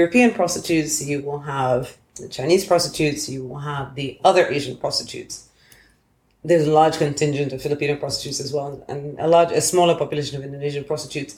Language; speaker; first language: English; non-native, local second language; Yoruba